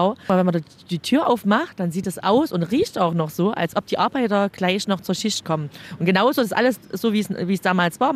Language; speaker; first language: German; native; German